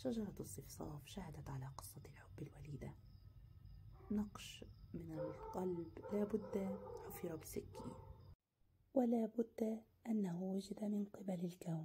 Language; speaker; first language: Arabic; native; Arabic